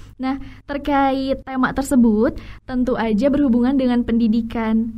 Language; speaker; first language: Indonesian; native; Indonesian